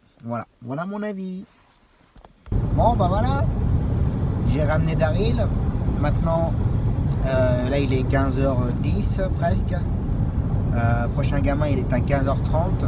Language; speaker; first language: French; native; French